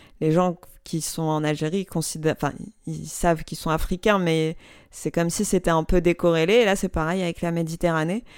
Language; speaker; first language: French; non-native, local second language; Arabic